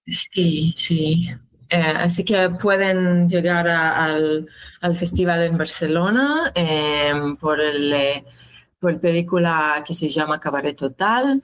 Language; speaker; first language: Spanish; non-native, learner; Hebrew